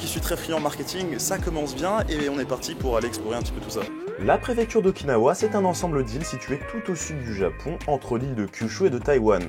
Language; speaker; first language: French; native; French